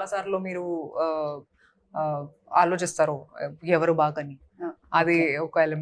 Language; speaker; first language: Telugu; non-native, fluent; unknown